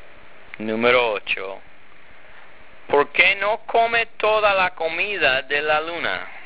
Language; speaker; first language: Spanish; non-native, fluent; English